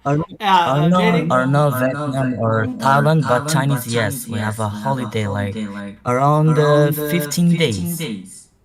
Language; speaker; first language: English; non-native, learner; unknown